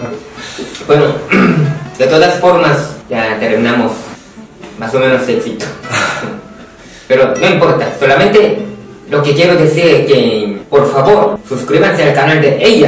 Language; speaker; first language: Spanish; non-native, fluent; Korean